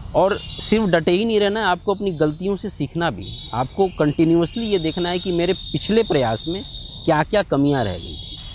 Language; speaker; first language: Hindi; native; Hindi